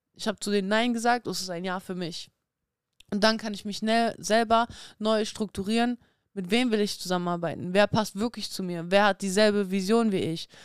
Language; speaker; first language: German; early bilingual, other home language; Russian